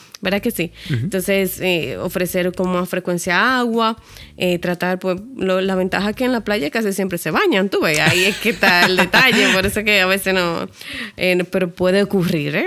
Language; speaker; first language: Spanish; native; Spanish